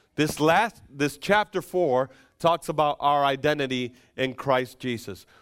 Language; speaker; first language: English; non-native, fluent; Spanish